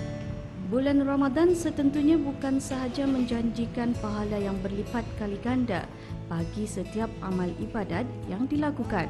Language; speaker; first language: Malay; native; Malay